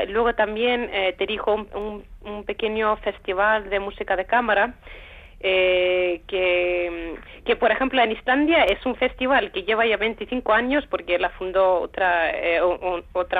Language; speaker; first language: Spanish; non-native, fluent; Icelandic